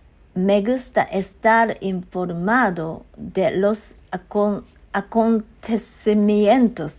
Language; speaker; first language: Spanish; non-native, learner; Japanese